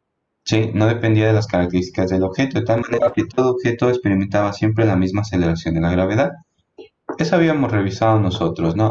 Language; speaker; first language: Spanish; native; Spanish